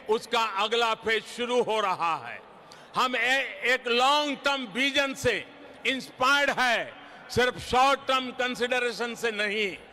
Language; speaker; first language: Hindi; non-native, local second language; Gujarati